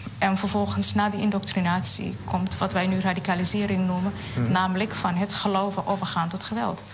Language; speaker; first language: Dutch; non-native, fluent; Somali